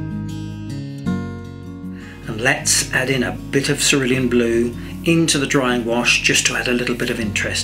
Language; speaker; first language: English; native; English